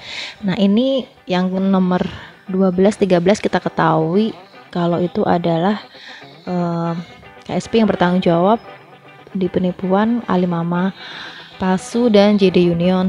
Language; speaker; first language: Indonesian; native; Indonesian